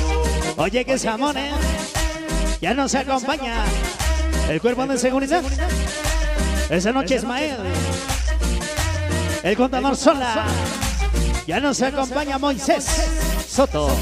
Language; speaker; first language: Spanish; native; Spanish